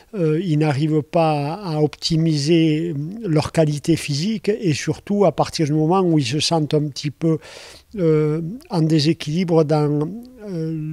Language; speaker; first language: French; native; French